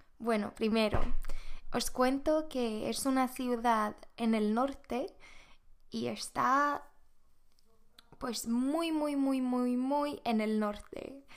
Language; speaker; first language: Spanish; non-native, fluent; Swedish